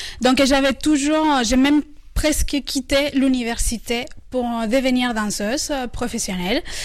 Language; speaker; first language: French; non-native, fluent; Spanish